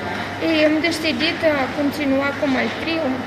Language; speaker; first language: Catalan; non-native, fluent; Russian